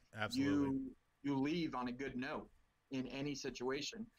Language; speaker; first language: English; native; English